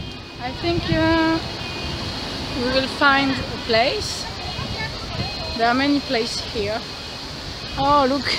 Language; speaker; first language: English; non-native, learner; French